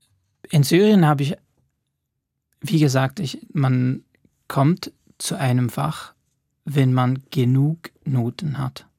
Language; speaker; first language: German; non-native, fluent; Arabic